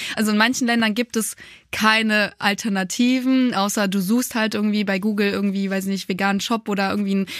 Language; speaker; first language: German; early bilingual, other home language; Polish